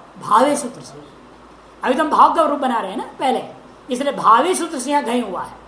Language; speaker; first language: Hindi; non-native, local second language; Marathi